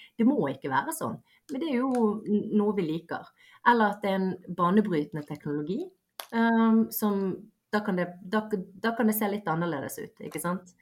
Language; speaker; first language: Norwegian; early bilingual, other home language; Bosnian